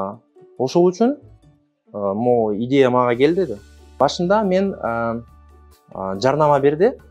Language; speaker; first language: Kyrgyz; non-native, local second language; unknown